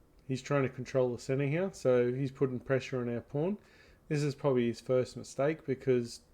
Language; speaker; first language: English; native; English